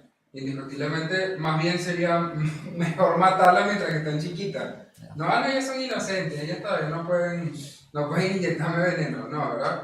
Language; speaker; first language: Spanish; native; Spanish